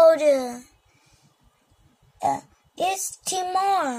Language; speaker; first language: English; non-native, learner; Vietnamese